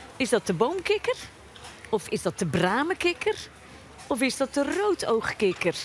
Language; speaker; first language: Dutch; native; Dutch